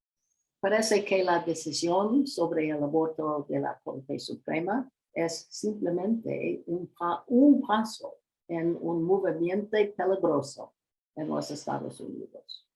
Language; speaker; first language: Spanish; non-native, learner; English